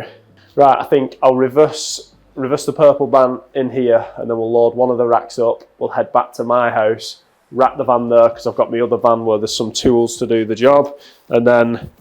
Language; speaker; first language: English; native; English